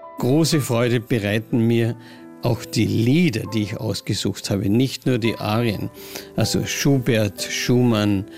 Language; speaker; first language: German; native; German